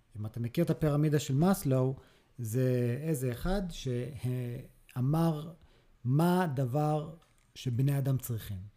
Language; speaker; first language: Hebrew; early bilingual, other home language; English